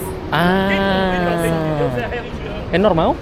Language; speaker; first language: Portuguese; non-native, learner; Indonesian